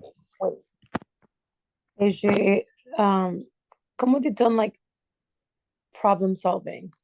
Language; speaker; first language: French; non-native, learner; Spanish